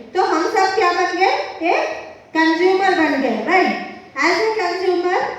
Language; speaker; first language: Hindi; non-native, local second language; Telugu